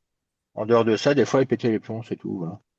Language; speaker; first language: French; native; French